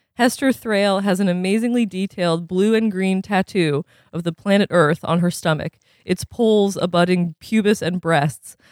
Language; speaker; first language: English; native; English